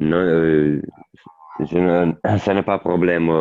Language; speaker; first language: French; non-native, learner; Italian